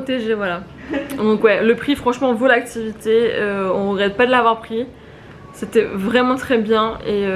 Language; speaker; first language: French; native; French